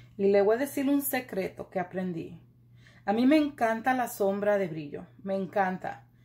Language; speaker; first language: Spanish; early bilingual, heritage; Spanish